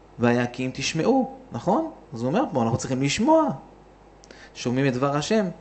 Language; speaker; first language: Hebrew; native; Hebrew